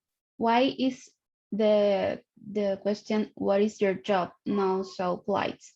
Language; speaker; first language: English; non-native, learner; Spanish